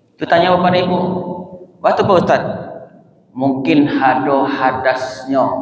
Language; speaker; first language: Malay; non-native, local second language; Minangkabau